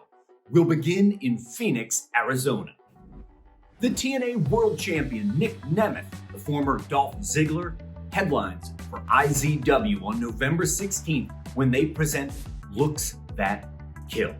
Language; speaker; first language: English; native; English